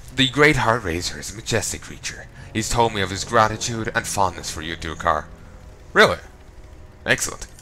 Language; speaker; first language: English; native; English